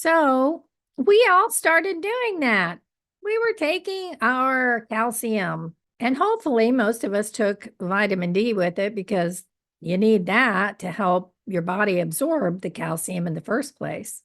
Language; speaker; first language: English; native; English